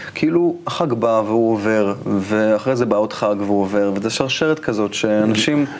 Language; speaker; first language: Hebrew; native; Hebrew